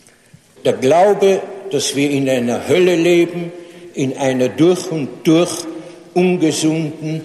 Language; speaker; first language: German; non-native, fluent; English